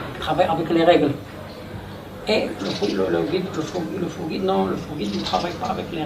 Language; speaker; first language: French; non-native, local second language; Arabic